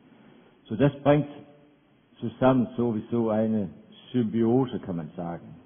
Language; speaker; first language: German; non-native, fluent; Danish